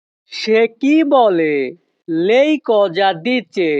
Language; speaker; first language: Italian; non-native, fluent; Bangla